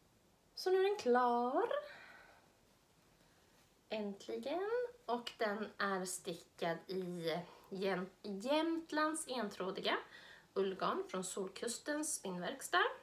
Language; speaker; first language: Swedish; native; Swedish